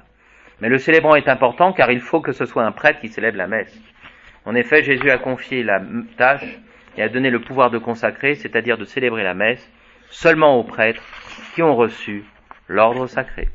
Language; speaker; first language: French; native; French